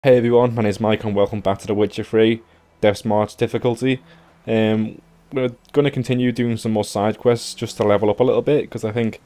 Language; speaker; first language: English; native; English